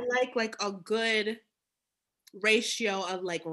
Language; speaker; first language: English; native; English